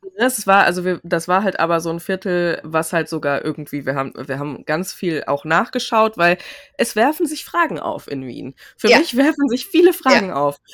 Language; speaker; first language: German; early bilingual, other home language; Turkish